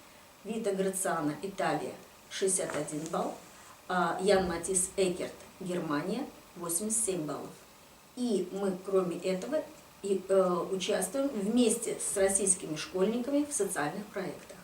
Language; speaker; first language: Russian; native; Russian